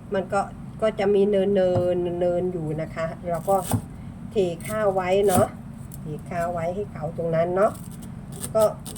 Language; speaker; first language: Thai; non-native, local second language; Northern Khmer